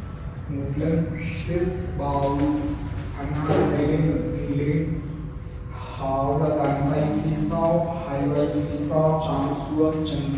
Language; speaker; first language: Vietnamese; non-native, learner; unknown